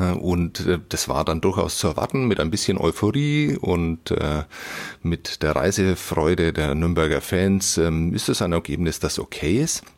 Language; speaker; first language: German; native; German